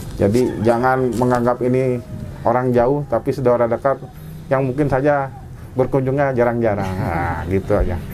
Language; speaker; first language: Indonesian; native; Indonesian